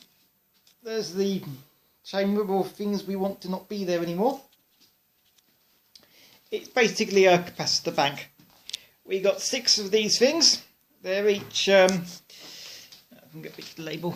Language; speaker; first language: English; native; English